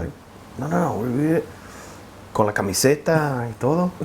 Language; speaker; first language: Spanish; non-native, learner; English